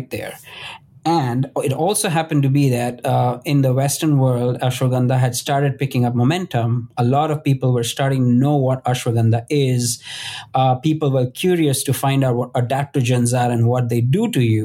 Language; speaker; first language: English; non-native, local second language; Gujarati